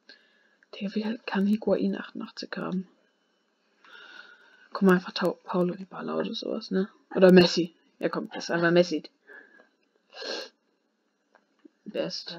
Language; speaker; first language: German; native; German